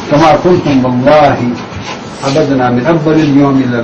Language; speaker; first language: Arabic; non-native, learner; Urdu